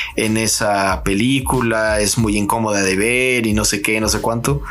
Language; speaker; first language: Spanish; native; Spanish